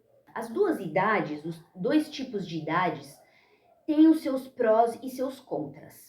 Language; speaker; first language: Portuguese; early bilingual, heritage; Portuguese